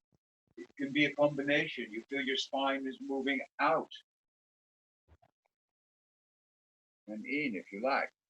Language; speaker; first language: English; native; English